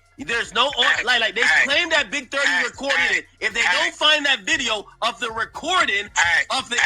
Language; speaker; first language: English; native; English